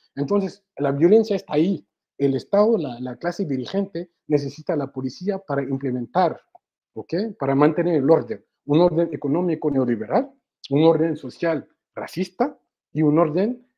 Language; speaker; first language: Spanish; non-native, fluent; Wolof